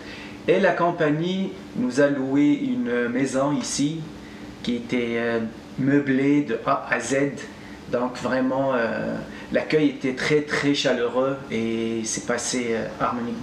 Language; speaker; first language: French; non-native, local second language; Arabic